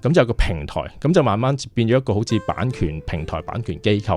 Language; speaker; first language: Cantonese; native; Cantonese